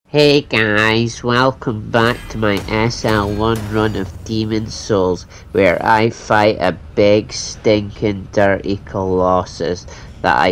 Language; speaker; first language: English; native; English